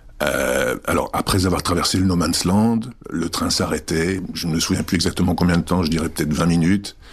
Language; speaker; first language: French; early bilingual, other home language; Czech